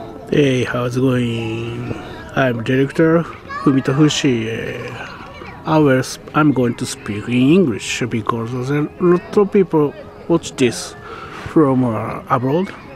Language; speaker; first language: English; non-native, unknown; Japanese